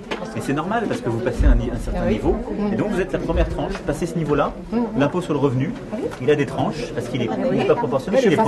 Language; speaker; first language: French; native; French